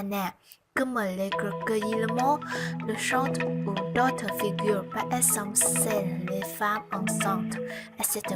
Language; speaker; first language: French; non-native, learner; Vietnamese